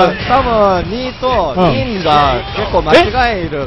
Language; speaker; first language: Japanese; non-native, fluent; Korean